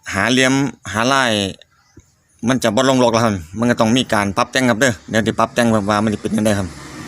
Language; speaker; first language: Thai; native; Thai